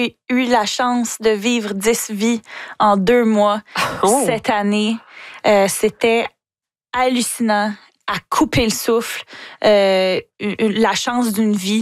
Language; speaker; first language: French; native; French